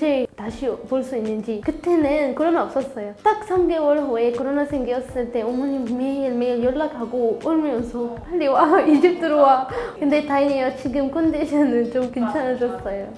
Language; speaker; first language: Korean; non-native, fluent; Arabic